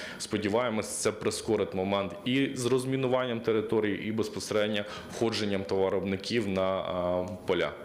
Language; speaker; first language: Ukrainian; native; Ukrainian